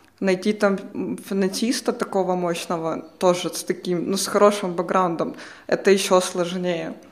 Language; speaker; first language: Russian; native; Russian